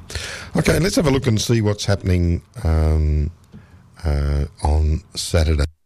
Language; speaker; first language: English; native; English